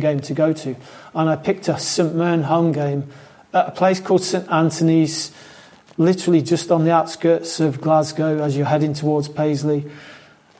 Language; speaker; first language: English; native; English